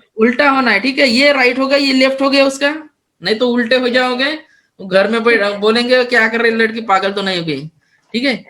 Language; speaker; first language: Hindi; non-native, local second language; Marathi